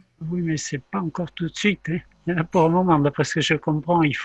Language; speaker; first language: French; native; French